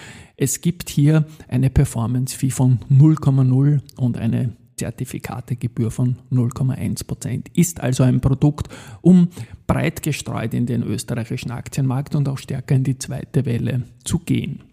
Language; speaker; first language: German; native; German